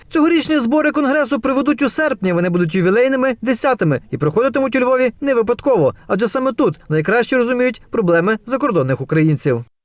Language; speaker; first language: Ukrainian; native; Ukrainian